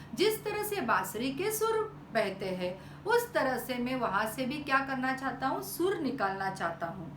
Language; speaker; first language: Hindi; non-native, local second language; Marathi